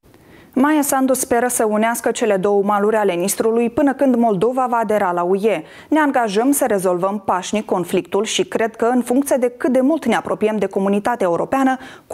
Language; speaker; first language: Romanian; native; Romanian